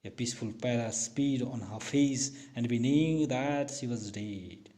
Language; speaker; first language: English; non-native, local second language; Hindi